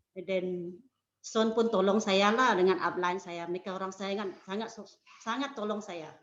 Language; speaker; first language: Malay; non-native, local second language; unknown